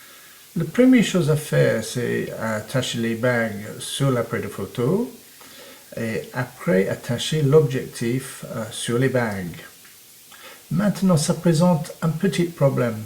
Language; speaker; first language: French; non-native, fluent; English